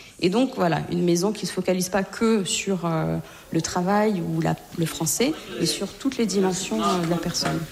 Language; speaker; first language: French; native; French